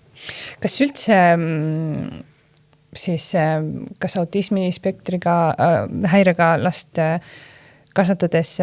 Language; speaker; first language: Estonian; native; Estonian